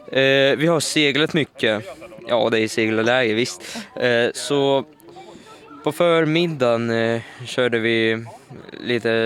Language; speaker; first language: Swedish; early bilingual, other home language; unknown